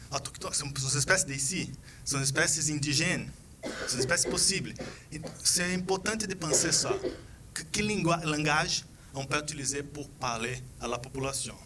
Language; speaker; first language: French; non-native, fluent; Portuguese